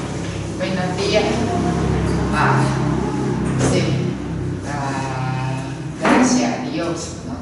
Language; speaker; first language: Spanish; non-native, learner; Chinese